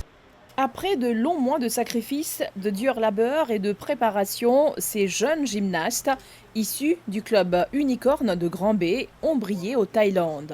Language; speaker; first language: French; non-native, local second language; Morisyen